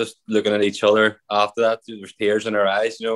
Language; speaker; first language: English; native; English